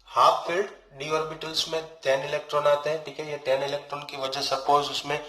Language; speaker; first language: Hindi; non-native, local second language; Gujarati